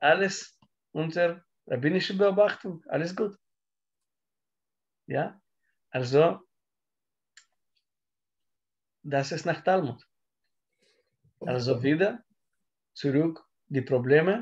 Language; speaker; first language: German; non-native, learner; Russian